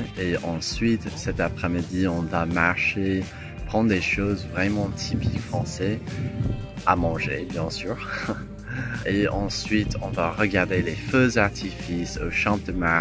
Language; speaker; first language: French; non-native, fluent; English